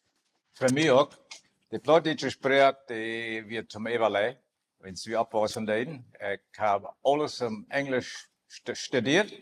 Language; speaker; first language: German; non-native, learner; Plautdietsch